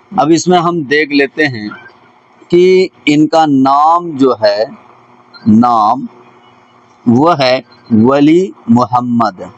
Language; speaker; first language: Urdu; native; Urdu